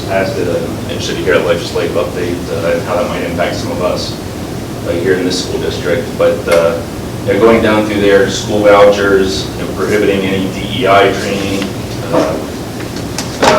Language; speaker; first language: English; native; English